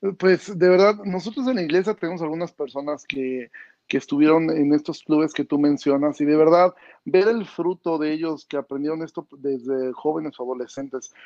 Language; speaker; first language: Spanish; native; Spanish